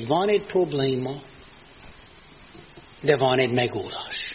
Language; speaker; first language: Hungarian; non-native, fluent; English